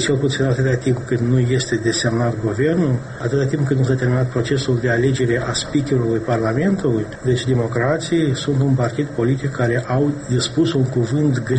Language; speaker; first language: Romanian; native; Romanian